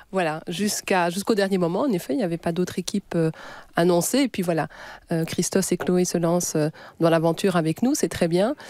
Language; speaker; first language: French; native; French